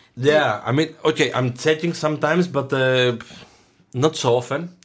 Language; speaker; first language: English; non-native, fluent; Greek